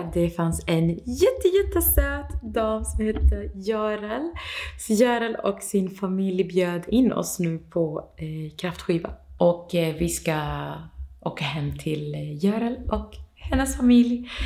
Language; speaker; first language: Swedish; non-native, fluent; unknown